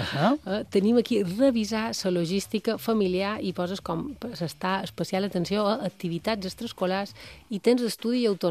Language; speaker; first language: Catalan; native; Catalan